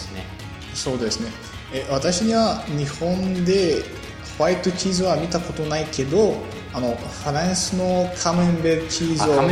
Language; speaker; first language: Japanese; non-native, learner; Bulgarian